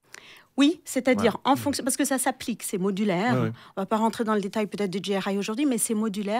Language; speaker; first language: French; native; French